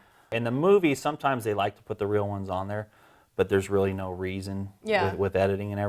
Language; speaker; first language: English; native; English